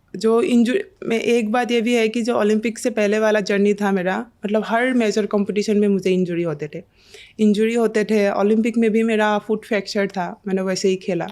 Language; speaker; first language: Hindi; non-native, local second language; Assamese